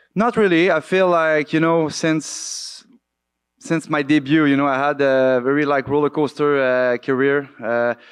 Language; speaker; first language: English; native; English